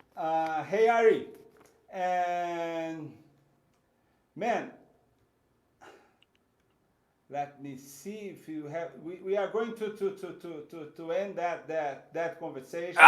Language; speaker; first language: English; non-native, fluent; Portuguese